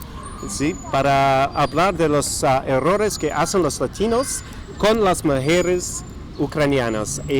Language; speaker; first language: Spanish; non-native, fluent; English